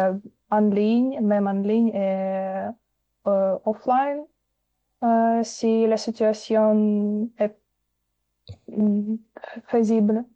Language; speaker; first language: French; non-native, fluent; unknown